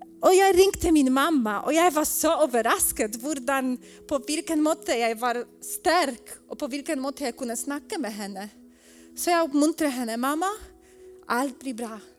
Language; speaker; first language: Swedish; non-native, learner; Polish